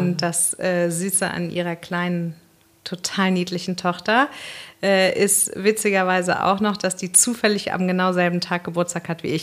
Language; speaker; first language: German; native; German